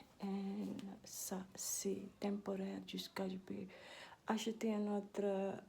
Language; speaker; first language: French; non-native, learner; Dutch